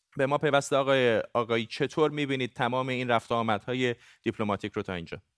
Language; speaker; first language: Persian; non-native, local second language; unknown